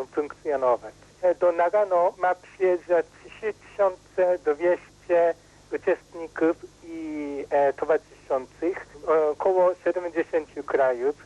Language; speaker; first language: Polish; non-native, learner; Japanese